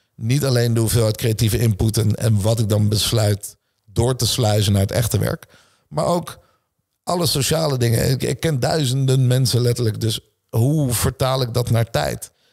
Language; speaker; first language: Dutch; early bilingual, other home language; Hebrew